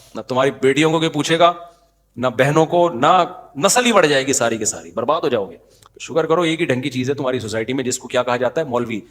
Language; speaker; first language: Urdu; native; Urdu